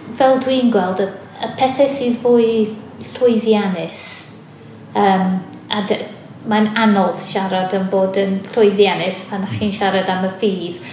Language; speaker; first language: Welsh; non-native, fluent; English